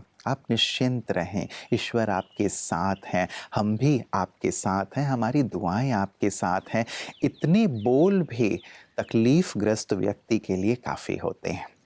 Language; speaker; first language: Hindi; native; Hindi